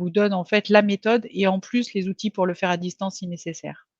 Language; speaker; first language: French; native; French